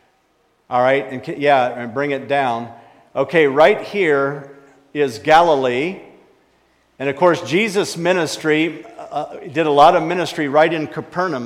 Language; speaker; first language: English; native; English